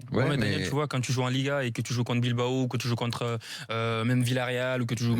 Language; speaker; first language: French; native; French